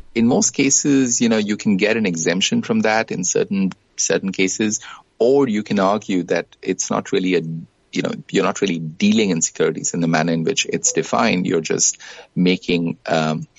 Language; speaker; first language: English; non-native, local second language; Bangla